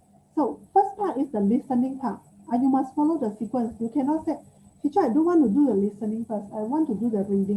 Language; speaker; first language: English; non-native, local second language; Chinese